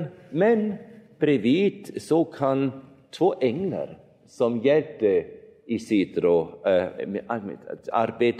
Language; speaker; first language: Swedish; non-native, fluent; German